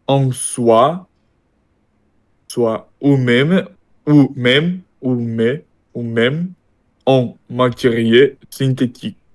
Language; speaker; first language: French; non-native, learner; Russian